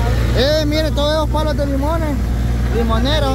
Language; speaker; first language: Spanish; native; Spanish